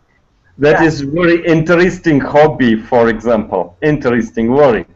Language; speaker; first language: English; non-native, learner; Tatar